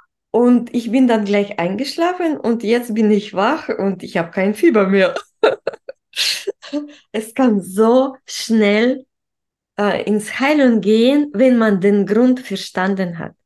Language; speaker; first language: German; non-native, fluent; Russian